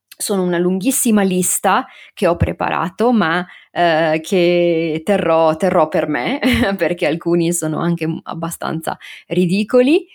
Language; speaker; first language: Italian; native; Italian